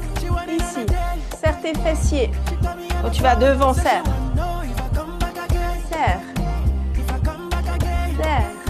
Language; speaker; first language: French; native; French